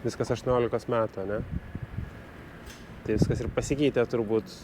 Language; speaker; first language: Lithuanian; native; Lithuanian